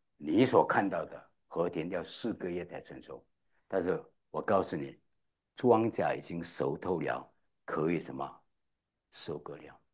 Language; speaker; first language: Chinese; native; Chinese